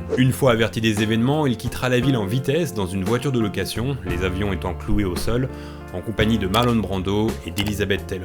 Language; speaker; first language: French; native; French